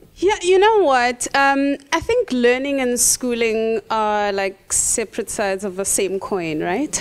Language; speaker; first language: English; non-native, local second language; Tswana